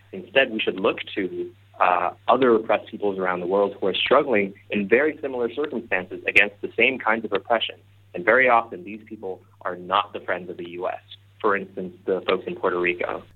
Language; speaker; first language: English; non-native, local second language; Cantonese